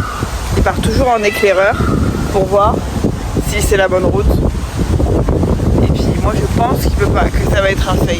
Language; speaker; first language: French; native; French